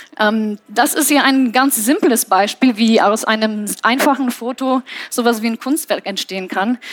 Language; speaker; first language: German; non-native, fluent; Polish